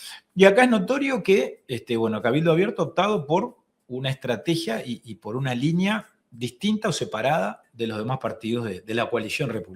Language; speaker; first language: Spanish; native; Spanish